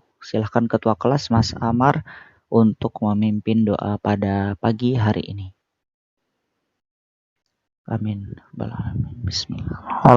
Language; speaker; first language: Indonesian; native; Indonesian